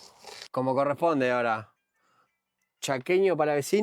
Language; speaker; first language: Spanish; native; Spanish